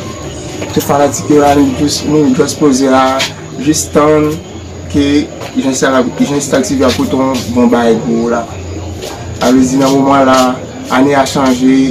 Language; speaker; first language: French; non-native, learner; Haitian Creole